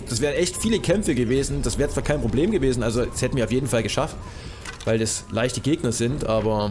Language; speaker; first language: German; native; German